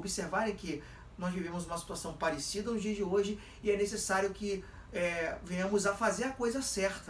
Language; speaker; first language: Portuguese; native; Portuguese